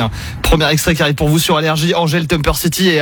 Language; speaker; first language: French; native; French